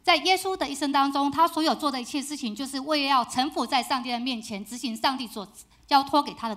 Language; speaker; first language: Chinese; native; Chinese